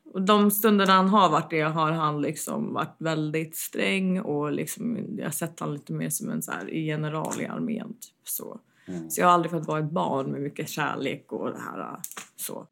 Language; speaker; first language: Swedish; early bilingual, heritage; Swedish